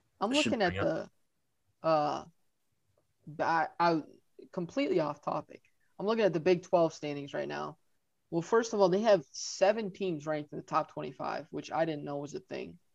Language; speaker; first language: English; native; English